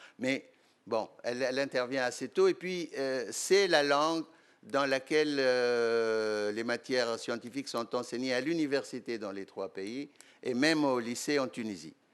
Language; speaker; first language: French; non-native, local second language; Arabic